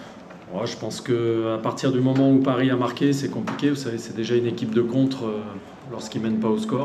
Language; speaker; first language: French; native; French